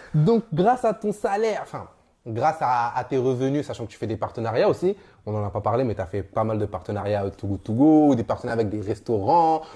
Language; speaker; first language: French; native; French